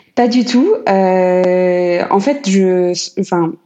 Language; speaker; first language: French; native; French